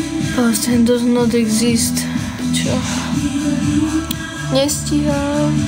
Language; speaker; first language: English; non-native, learner; Slovak